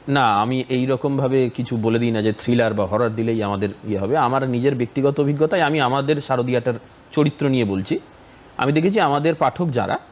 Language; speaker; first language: Bangla; native; Bangla